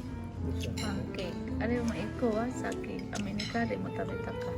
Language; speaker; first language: Japanese; non-native, fluent; Cebuano